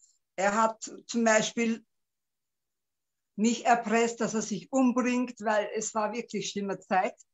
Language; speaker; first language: German; non-native, local second language; Turkish